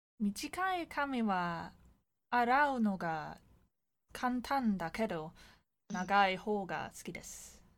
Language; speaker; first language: Japanese; non-native, learner; English